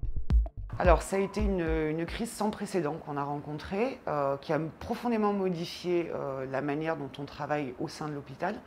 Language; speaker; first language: French; native; French